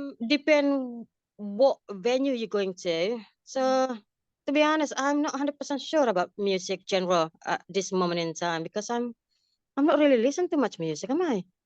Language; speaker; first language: English; non-native, fluent; Indonesian